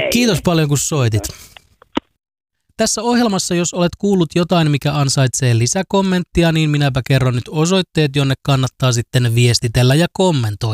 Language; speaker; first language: Finnish; native; Finnish